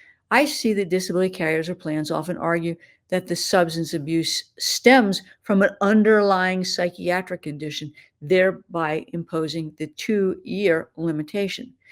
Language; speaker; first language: English; native; English